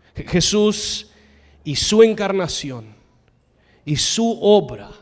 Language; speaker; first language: Spanish; non-native, fluent; English